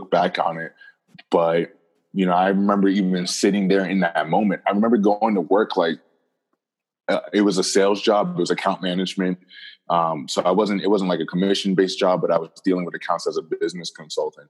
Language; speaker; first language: English; native; English